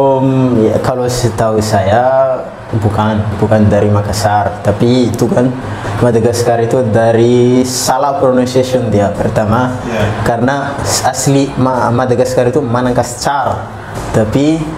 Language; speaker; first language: Indonesian; non-native, learner; Malagasy